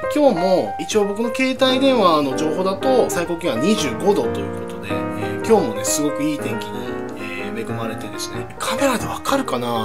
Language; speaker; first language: Japanese; native; Japanese